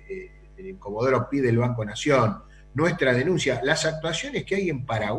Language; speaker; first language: Spanish; native; Spanish